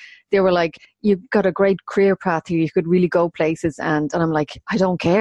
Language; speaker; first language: English; native; English